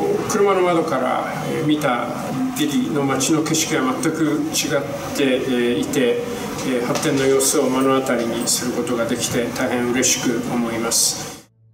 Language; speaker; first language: Japanese; native; Japanese